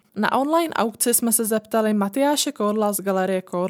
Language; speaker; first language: Czech; native; Czech